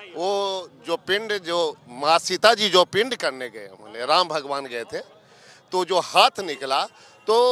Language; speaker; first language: Hindi; native; Hindi